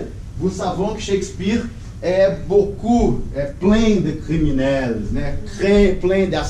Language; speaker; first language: French; non-native, learner; Portuguese